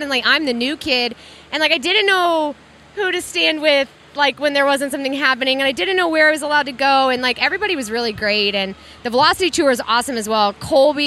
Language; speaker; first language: English; native; English